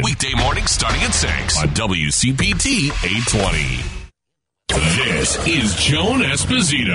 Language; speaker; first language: English; native; English